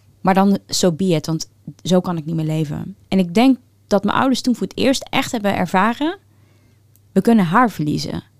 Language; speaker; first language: Dutch; early bilingual, other home language; Turkish